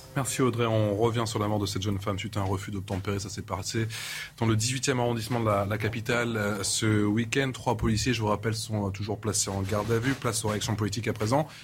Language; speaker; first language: French; native; French